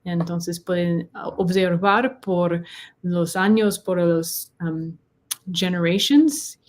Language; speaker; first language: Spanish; non-native, learner; English